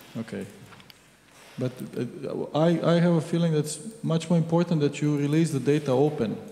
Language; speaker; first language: English; non-native, fluent; Croatian